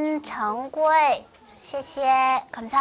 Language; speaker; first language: Chinese; non-native, learner; Korean